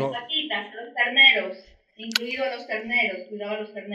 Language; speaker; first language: Spanish; native; Spanish